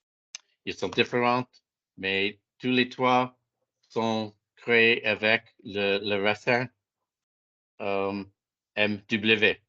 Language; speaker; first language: French; non-native, fluent; English